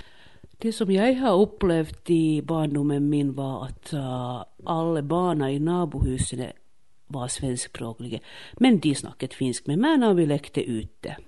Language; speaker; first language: Norwegian; non-native, fluent; Finnish